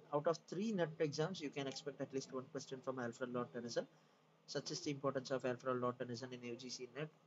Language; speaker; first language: English; non-native, local second language; Tamil